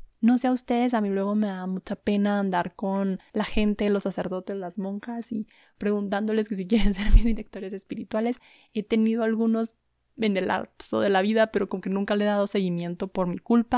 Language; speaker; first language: Spanish; native; Spanish